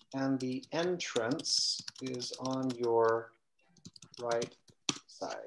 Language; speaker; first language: English; native; English